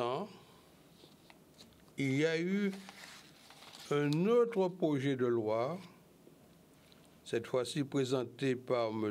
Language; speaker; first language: French; native; French